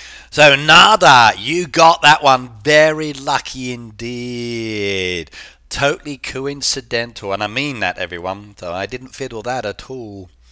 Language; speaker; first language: English; native; English